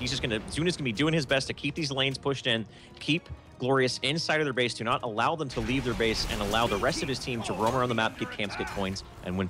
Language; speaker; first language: English; native; English